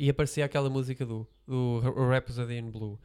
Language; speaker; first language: Portuguese; native; Portuguese